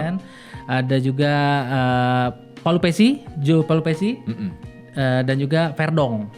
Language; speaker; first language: Indonesian; native; Indonesian